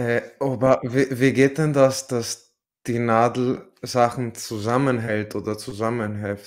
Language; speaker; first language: German; non-native, fluent; Italian